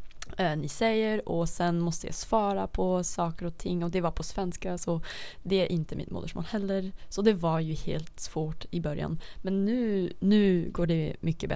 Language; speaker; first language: Swedish; non-native, fluent; Dutch